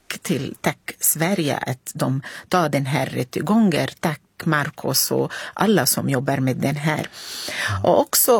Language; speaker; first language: Swedish; non-native, learner; Arabic